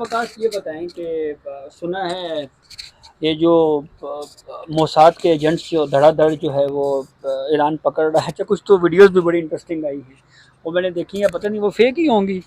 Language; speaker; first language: Urdu; non-native, local second language; Punjabi